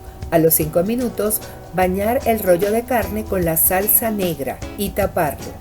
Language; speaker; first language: Spanish; native; Spanish